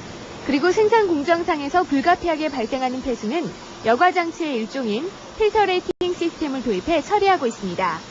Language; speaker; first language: Korean; native; Korean